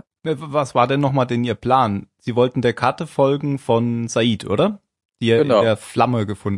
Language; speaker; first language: German; native; German